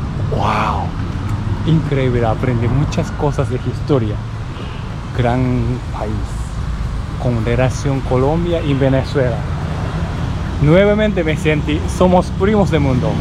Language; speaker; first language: Spanish; non-native, learner; Japanese